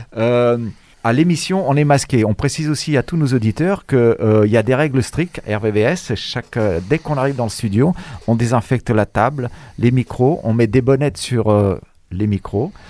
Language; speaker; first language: French; native; French